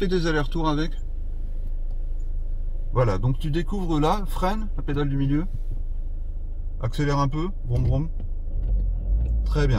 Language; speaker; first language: French; native; French